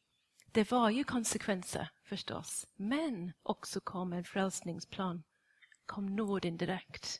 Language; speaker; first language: Swedish; non-native, fluent; English